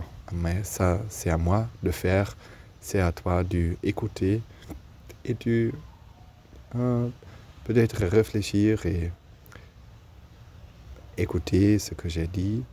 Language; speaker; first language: French; non-native, learner; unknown